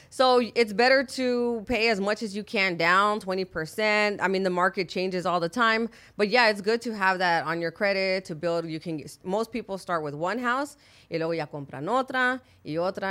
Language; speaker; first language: English; early bilingual, other home language; Spanish